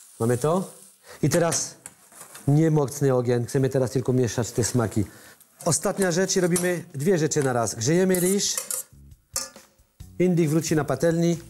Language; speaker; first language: Polish; non-native, learner; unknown